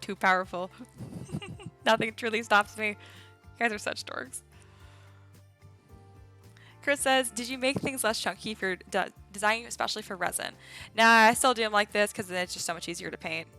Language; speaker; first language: English; native; English